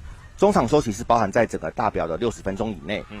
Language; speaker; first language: Chinese; native; Chinese